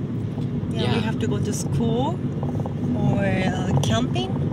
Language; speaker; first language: English; non-native, learner; Japanese